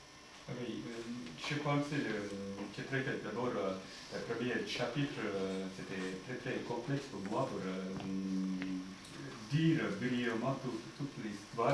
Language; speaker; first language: French; non-native, fluent; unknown